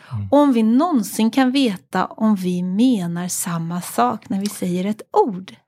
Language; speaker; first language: Swedish; native; Swedish